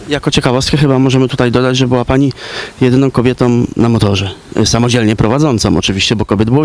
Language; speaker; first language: Polish; native; Polish